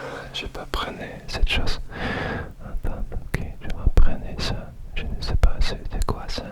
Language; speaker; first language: French; non-native, learner; Russian